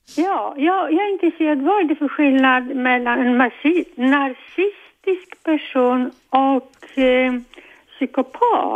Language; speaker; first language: Swedish; non-native, fluent; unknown